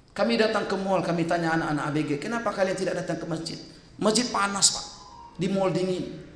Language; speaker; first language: Indonesian; native; Indonesian